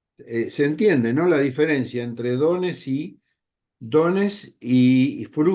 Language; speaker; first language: Spanish; native; Spanish